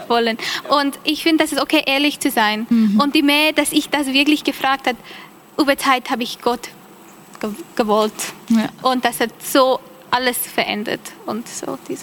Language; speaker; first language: German; non-native, learner; English